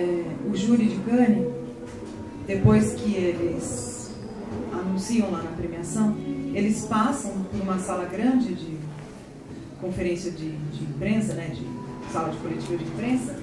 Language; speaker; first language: Portuguese; native; Portuguese